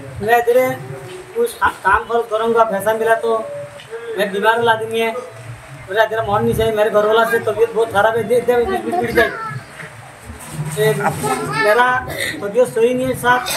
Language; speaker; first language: Hindi; non-native, learner; Rohingya